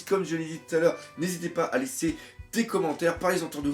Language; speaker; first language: French; native; French